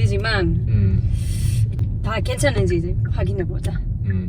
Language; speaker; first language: Korean; non-native, learner; Greek